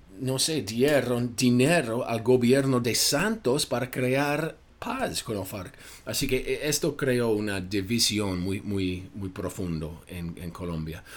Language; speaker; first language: Spanish; non-native, fluent; English